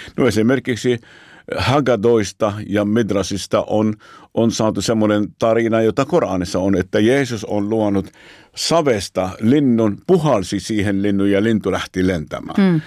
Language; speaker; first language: Finnish; non-native, fluent; Arabic